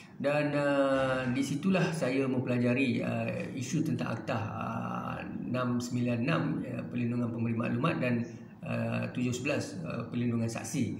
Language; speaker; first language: Malay; native; Malay